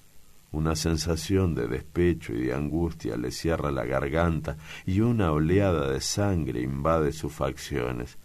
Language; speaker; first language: Spanish; native; Spanish